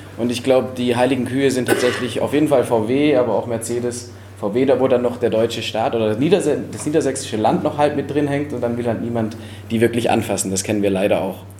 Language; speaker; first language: German; native; German